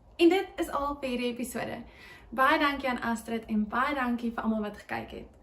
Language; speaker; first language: Afrikaans; native; Afrikaans